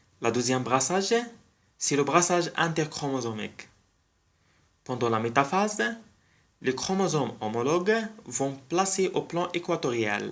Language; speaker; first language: French; non-native, local second language; Arabic